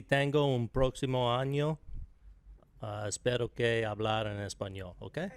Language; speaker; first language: Spanish; non-native, learner; English